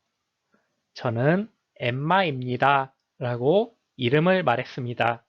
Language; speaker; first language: Korean; native; Korean